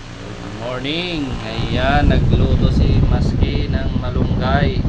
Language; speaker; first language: Filipino; non-native, local second language; Hiligaynon